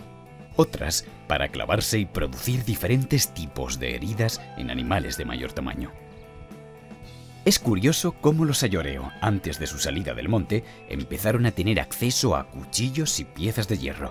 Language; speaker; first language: Spanish; native; Spanish